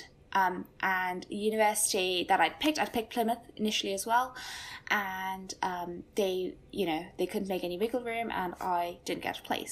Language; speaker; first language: English; native; English